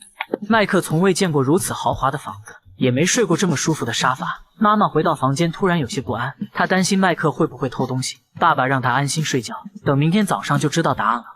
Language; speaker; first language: Chinese; native; Chinese